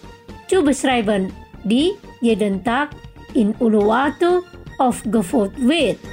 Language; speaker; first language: German; non-native, fluent; Indonesian